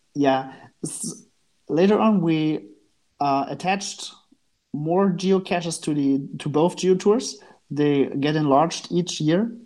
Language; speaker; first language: English; non-native, fluent; German